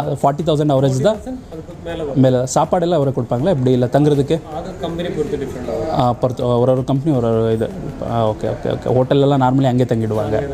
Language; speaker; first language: Tamil; non-native, learner; Kannada